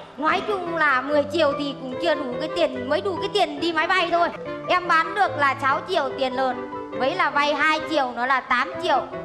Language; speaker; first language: Vietnamese; non-native, local second language; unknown